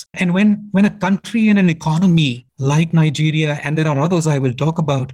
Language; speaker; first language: English; non-native, local second language; Hindi